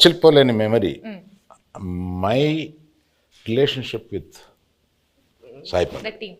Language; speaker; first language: Telugu; native; Telugu